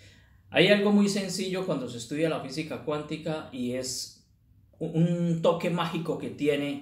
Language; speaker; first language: Spanish; native; Spanish